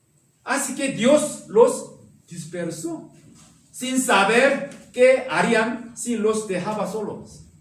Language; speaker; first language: Spanish; non-native, learner; Korean